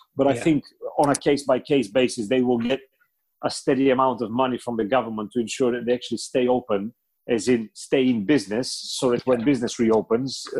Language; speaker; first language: English; non-native, fluent; Bulgarian